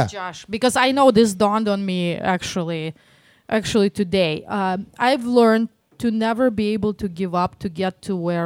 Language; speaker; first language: English; non-native, fluent; Russian